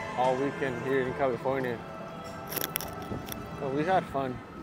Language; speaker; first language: English; early bilingual, other home language; Spanish